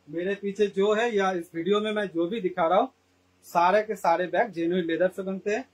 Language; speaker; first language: Hindi; non-native, local second language; Bangla